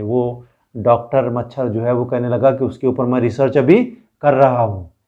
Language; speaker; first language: Hindi; non-native, local second language; Marathi